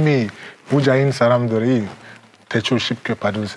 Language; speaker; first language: Korean; non-native, fluent; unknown